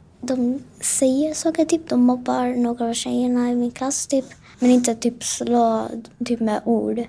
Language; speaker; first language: Swedish; non-native, local second language; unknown